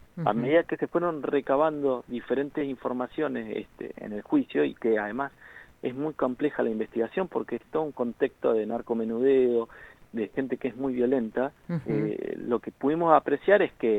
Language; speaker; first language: Spanish; native; Spanish